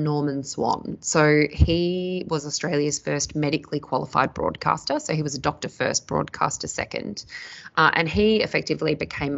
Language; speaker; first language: English; native; English